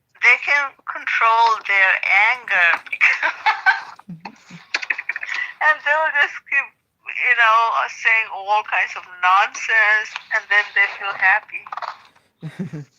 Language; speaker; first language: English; non-native, learner; Portuguese